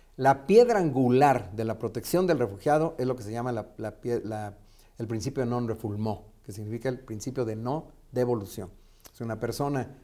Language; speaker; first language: Spanish; native; Spanish